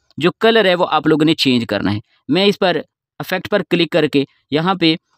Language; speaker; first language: Urdu; non-native, local second language; Sindhi